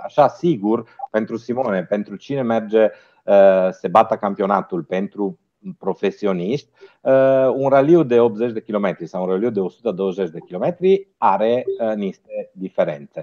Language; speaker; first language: Romanian; non-native, fluent; Italian